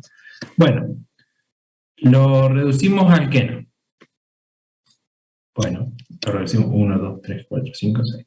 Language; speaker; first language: Spanish; native; Spanish